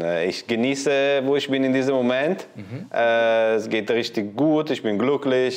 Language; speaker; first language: German; non-native, learner; Italian